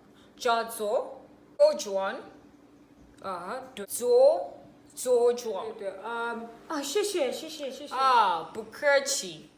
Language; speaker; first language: Chinese; non-native, learner; Tswana